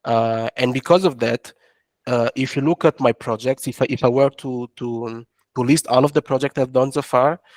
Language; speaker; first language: English; non-native, fluent; French